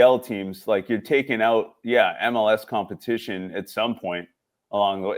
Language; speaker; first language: English; native; English